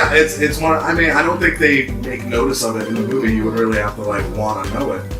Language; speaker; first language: English; native; English